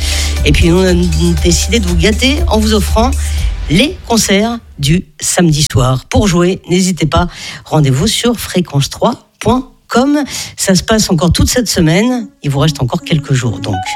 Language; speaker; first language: French; native; French